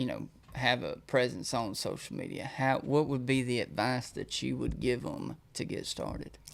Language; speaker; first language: English; native; English